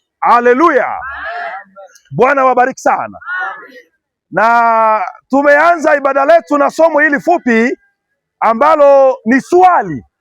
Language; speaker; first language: Swahili; non-native, local second language; Lingala